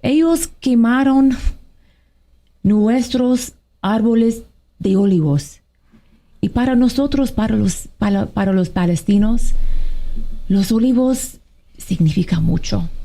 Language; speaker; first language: Spanish; non-native, fluent; Arabic